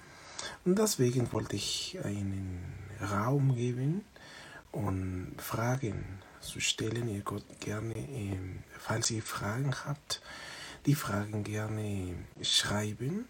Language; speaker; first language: German; non-native, fluent; Spanish